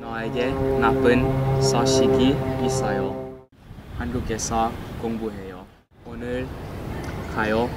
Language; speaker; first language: Korean; non-native, learner; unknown